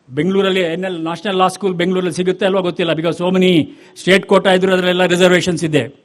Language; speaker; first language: Kannada; native; Kannada